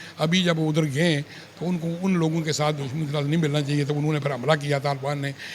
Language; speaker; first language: Urdu; non-native, local second language; Punjabi